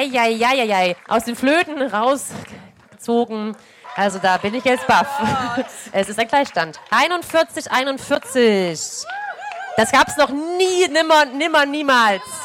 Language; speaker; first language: German; native; German